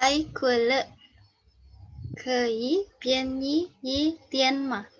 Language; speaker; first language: Chinese; non-native, learner; Indonesian